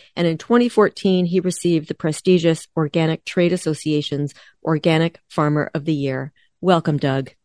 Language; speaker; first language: English; native; English